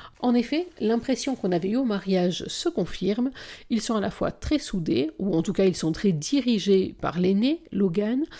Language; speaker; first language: French; native; French